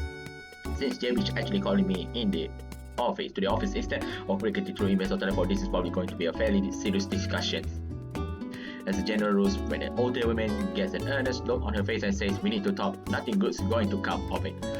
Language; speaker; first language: English; non-native, local second language; Malay